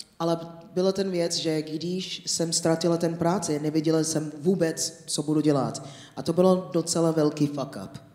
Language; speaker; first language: Czech; non-native, fluent; English